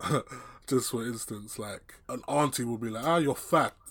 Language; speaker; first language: English; native; English